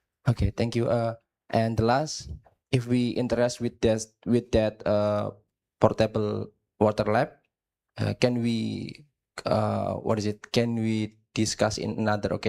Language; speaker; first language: English; non-native, learner; Indonesian